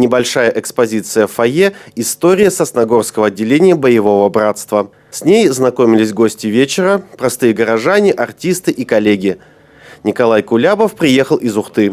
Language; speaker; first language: Russian; native; Russian